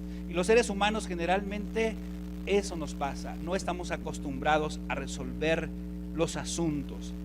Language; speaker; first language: Spanish; native; Spanish